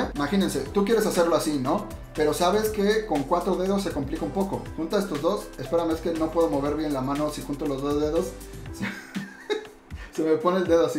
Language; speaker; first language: Spanish; native; Spanish